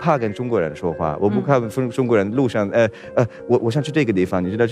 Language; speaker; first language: Chinese; non-native, fluent; Swedish